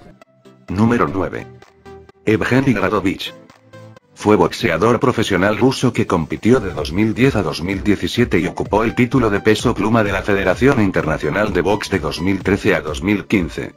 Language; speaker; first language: Spanish; native; Spanish